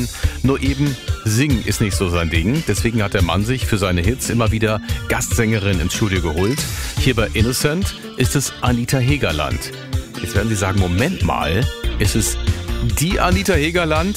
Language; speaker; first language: German; native; German